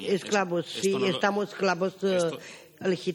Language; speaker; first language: Spanish; non-native, learner; Romany